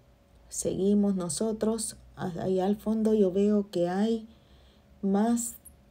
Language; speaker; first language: Spanish; native; Spanish